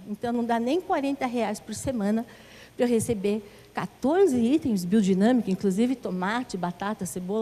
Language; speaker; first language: Portuguese; native; Portuguese